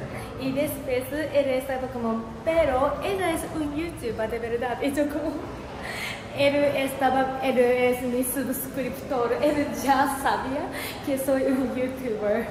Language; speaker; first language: Spanish; non-native, learner; Japanese